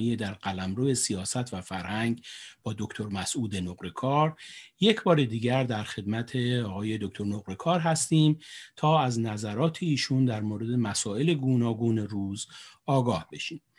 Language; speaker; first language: Persian; native; Persian